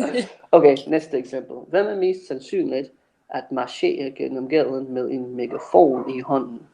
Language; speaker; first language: Danish; non-native, fluent; English